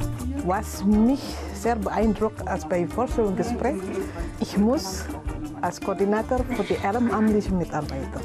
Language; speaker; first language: German; non-native, learner; Indonesian